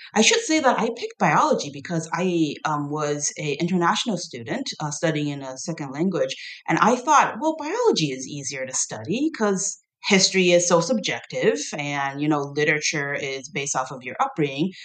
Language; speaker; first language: English; non-native, fluent; Chinese